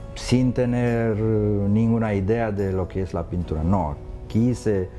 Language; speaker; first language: Spanish; non-native, fluent; Romanian